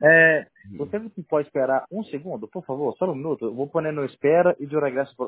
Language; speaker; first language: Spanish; non-native, learner; Portuguese